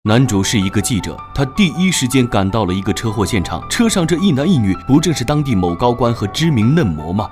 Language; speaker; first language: Chinese; native; Chinese